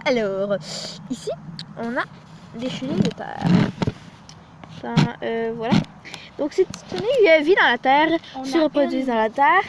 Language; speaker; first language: French; native; French